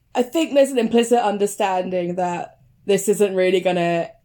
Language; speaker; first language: English; native; English